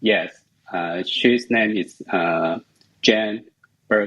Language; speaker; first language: English; non-native, learner; Chinese